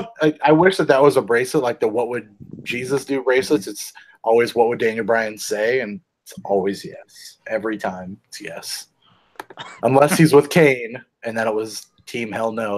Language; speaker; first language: English; native; English